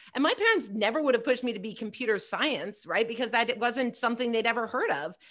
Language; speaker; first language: English; native; English